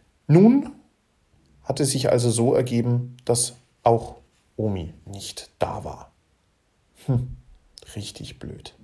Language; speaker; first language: German; native; German